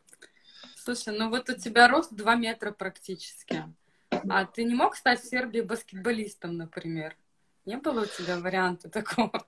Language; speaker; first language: Russian; native; Russian